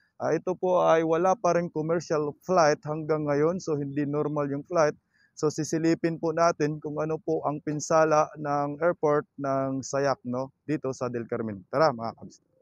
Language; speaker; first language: Filipino; non-native, local second language; Cebuano